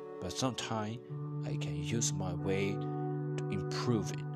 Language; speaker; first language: English; non-native, learner; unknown